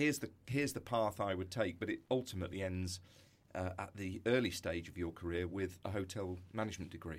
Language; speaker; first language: English; native; English